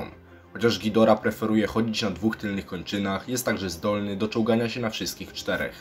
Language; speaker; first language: Polish; native; Polish